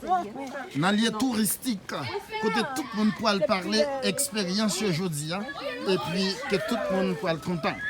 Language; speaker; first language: French; non-native, learner; Haitian Creole